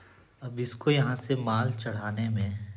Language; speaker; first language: Hindi; native; Hindi